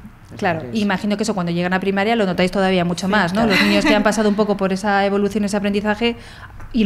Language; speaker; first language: Spanish; native; Spanish